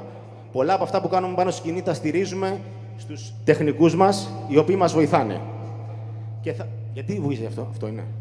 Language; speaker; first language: Greek; native; Greek